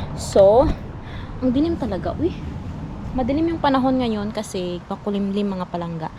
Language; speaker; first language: Filipino; non-native, local second language; Hiligaynon